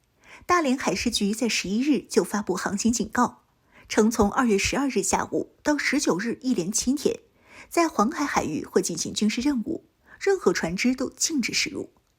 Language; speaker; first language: Chinese; native; Chinese